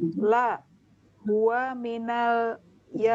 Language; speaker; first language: Arabic; non-native, learner; Indonesian